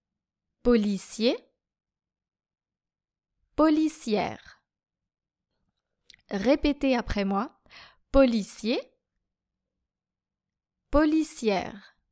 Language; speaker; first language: French; native; French